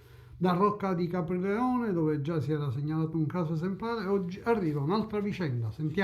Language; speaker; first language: Italian; native; Italian